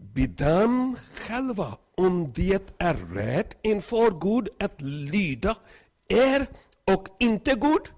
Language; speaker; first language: Swedish; non-native, learner; Urdu